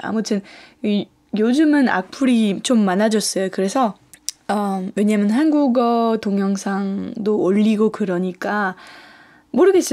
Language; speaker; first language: Korean; non-native, fluent; French